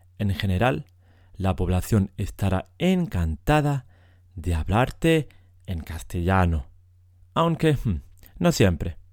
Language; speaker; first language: Spanish; native; Spanish